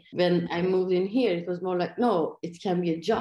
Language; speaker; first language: English; non-native, fluent; Persian